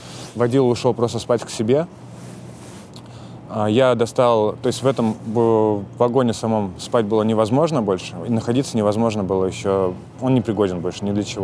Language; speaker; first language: Russian; native; Russian